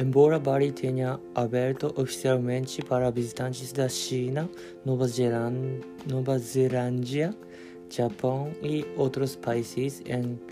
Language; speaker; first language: Portuguese; non-native, learner; Japanese